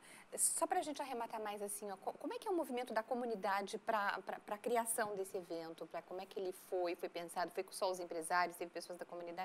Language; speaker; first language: Portuguese; native; Portuguese